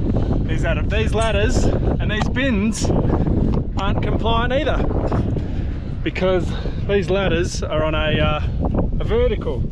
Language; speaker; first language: English; native; English